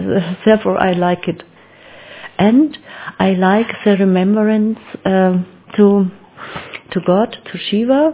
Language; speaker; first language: English; non-native, learner; German